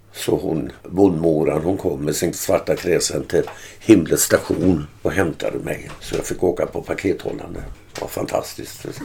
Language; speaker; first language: Swedish; early bilingual, other home language; German